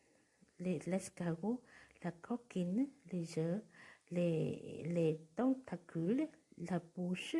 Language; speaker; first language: French; non-native, learner; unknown